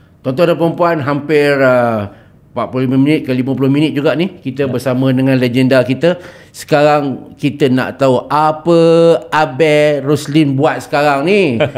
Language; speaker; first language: Malay; native; Malay